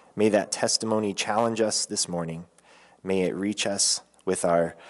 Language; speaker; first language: English; native; English